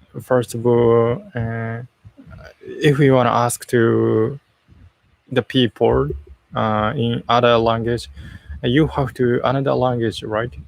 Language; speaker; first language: English; non-native, learner; Japanese